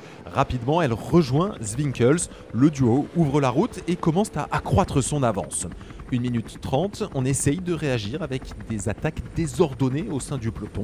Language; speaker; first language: French; native; French